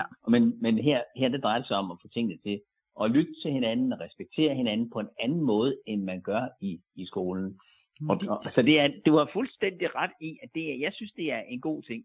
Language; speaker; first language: Danish; native; Danish